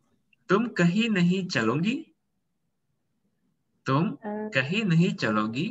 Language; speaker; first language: Hindi; non-native, fluent; Indonesian